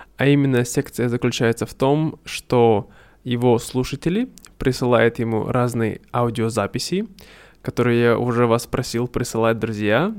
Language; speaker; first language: Russian; native; Russian